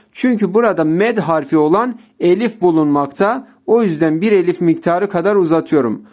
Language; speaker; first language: Turkish; native; Turkish